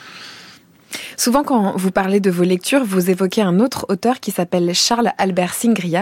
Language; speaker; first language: French; native; French